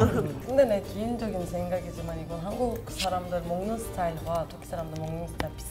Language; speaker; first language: Korean; non-native, fluent; Turkish